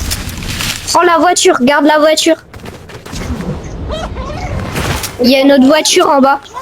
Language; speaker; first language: French; native; French